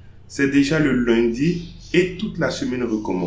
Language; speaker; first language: French; non-native, fluent; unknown